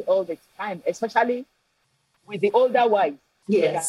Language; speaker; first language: English; non-native, local second language; Yoruba